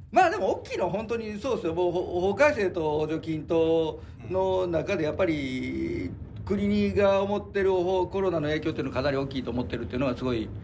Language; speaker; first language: Japanese; native; Japanese